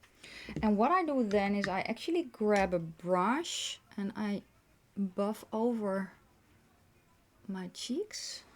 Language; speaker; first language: English; non-native, fluent; Dutch